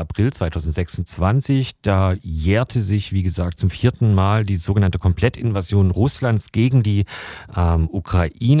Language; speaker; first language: German; native; German